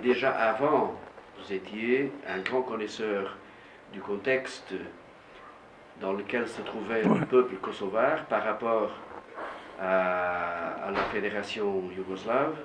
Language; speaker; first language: French; non-native, fluent; Portuguese